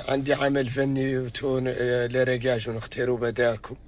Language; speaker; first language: Arabic; native; Arabic